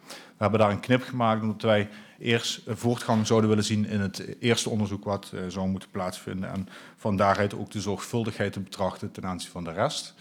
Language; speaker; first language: Dutch; native; Dutch